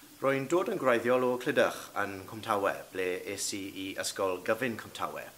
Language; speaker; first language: Welsh; non-native, local second language; English